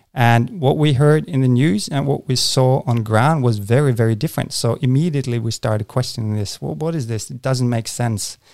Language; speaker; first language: English; non-native, fluent; Norwegian